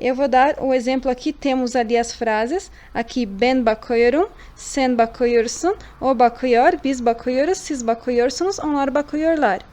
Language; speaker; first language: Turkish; non-native, fluent; Portuguese